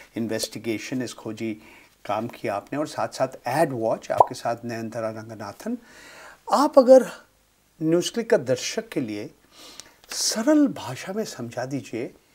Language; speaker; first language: Hindi; non-native, local second language; Bangla